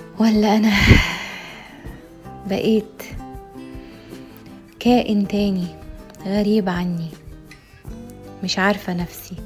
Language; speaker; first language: Arabic; native; Arabic